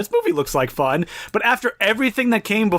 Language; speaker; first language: English; native; English